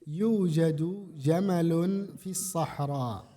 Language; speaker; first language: Arabic; non-native, fluent; Indonesian